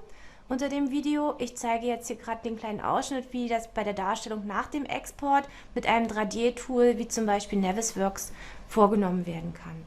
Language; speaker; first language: German; native; German